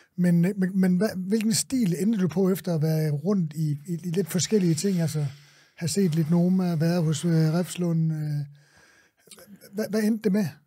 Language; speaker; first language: Danish; native; Danish